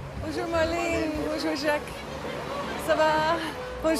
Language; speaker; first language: French; non-native, fluent; English